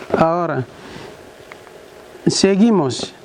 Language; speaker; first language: Spanish; non-native, learner; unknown